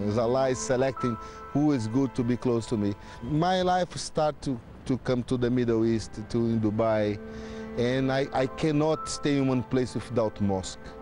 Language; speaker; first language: English; non-native, learner; Portuguese